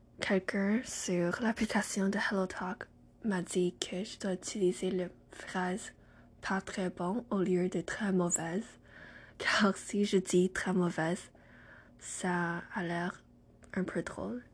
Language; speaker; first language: French; non-native, learner; English